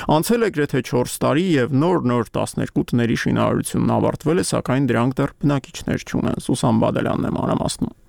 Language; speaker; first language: Armenian; native; Armenian